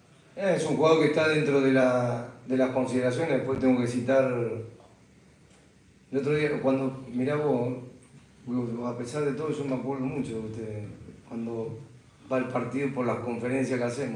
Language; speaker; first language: Spanish; native; Spanish